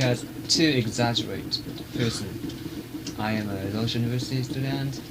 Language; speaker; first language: English; non-native, learner; Japanese